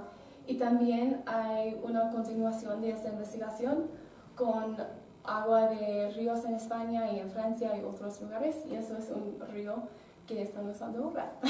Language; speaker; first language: Spanish; non-native, learner; English